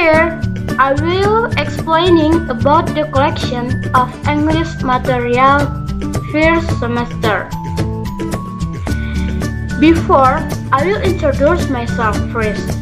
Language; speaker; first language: English; non-native, learner; Indonesian